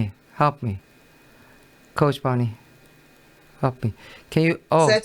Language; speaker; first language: English; non-native, learner; Persian